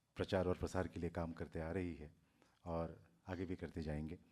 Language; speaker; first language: Hindi; non-native, local second language; Assamese